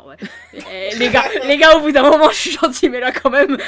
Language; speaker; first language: French; native; French